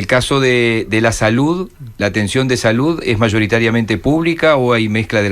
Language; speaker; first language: Spanish; native; Spanish